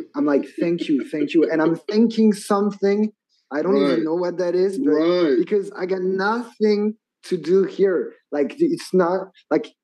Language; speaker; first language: English; non-native, fluent; French